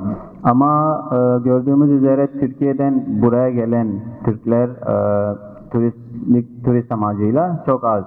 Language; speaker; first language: Turkish; non-native, fluent; Urdu